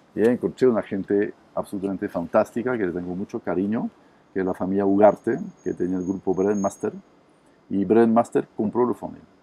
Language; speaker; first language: Spanish; non-native, fluent; French